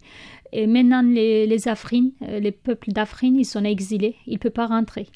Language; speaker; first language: French; non-native, learner; Kurdish